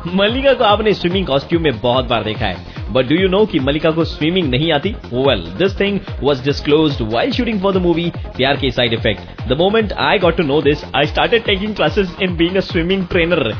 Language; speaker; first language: Hindi; native; Hindi